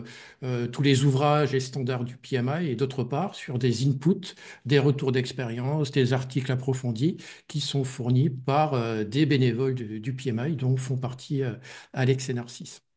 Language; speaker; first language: French; native; French